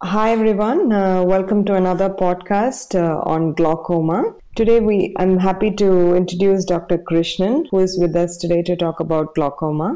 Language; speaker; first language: English; non-native, local second language; Tamil